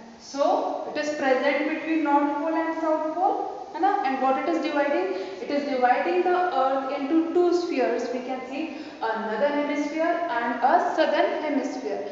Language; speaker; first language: English; non-native, local second language; Hindi